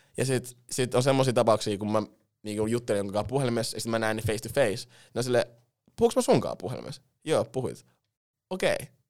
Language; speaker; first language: Finnish; early bilingual, other home language; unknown